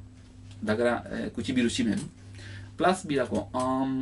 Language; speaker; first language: Japanese; non-native, learner; Italian